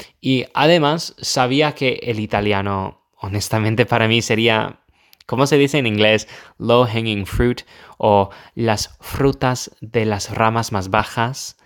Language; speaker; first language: Spanish; non-native, fluent; English